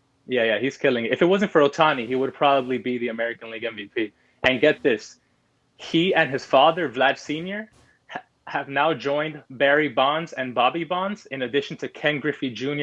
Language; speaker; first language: English; early bilingual, other home language; Spanish